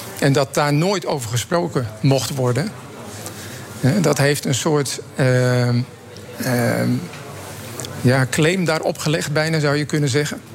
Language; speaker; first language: Dutch; native; Dutch